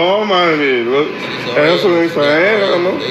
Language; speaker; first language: Spanish; non-native, learner; English